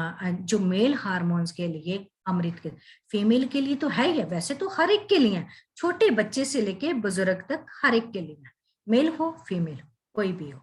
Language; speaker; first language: Hindi; native; Hindi